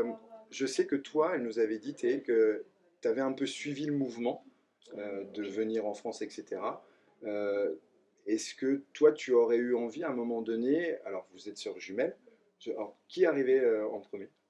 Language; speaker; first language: French; native; French